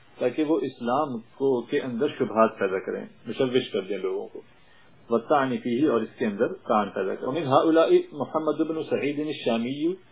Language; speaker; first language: Urdu; non-native, local second language; Punjabi